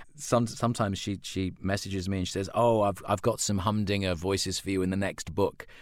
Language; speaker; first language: English; native; English